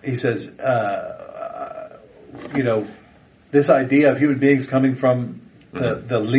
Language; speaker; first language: English; native; English